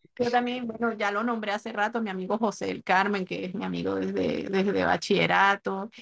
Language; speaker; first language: Spanish; native; Spanish